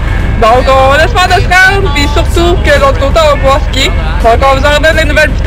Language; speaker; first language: French; native; French